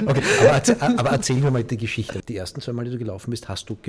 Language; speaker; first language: German; native; German